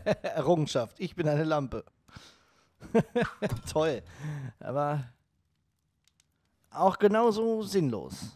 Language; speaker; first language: German; native; German